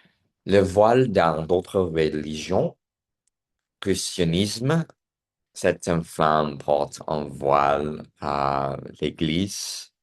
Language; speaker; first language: French; non-native, learner; English